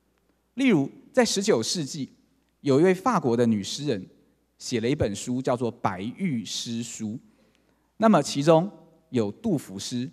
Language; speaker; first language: Chinese; native; Chinese